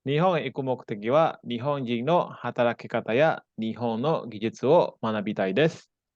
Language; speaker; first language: Japanese; non-native, fluent; Indonesian